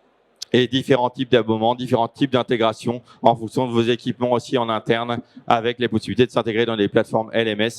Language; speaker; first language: French; native; French